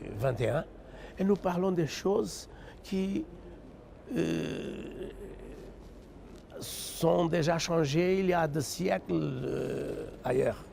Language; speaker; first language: French; non-native, fluent; Portuguese